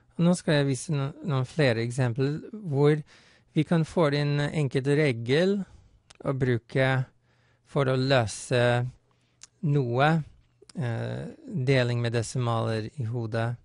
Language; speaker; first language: Norwegian; non-native, fluent; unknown